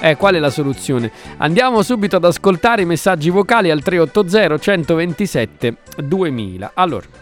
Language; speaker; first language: Italian; native; Italian